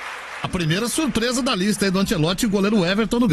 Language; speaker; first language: Portuguese; native; Portuguese